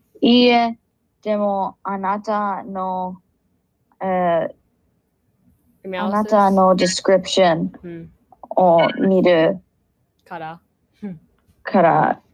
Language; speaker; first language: Japanese; non-native, learner; English